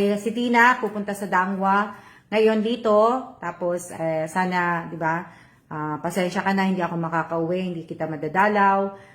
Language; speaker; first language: Filipino; native; Filipino